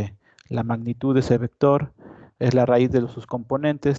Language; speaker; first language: Spanish; native; Spanish